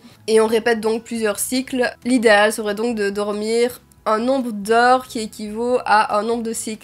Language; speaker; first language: French; native; French